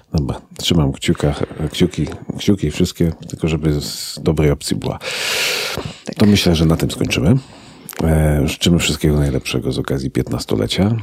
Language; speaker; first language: Polish; native; Polish